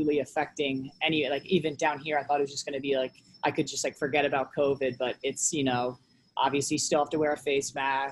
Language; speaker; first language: English; native; English